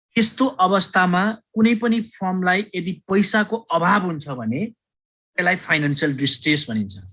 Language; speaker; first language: Nepali; native; Nepali